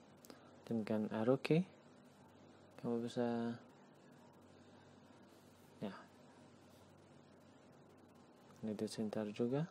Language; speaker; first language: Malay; non-native, learner; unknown